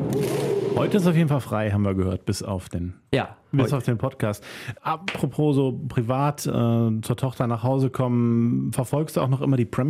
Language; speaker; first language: German; native; German